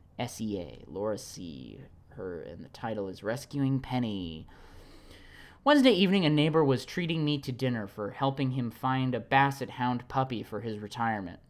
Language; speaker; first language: English; native; English